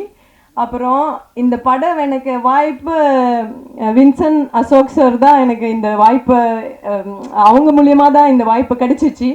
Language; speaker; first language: Tamil; non-native, fluent; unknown